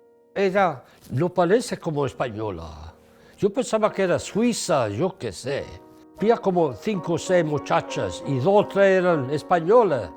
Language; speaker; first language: Spanish; early bilingual, heritage; English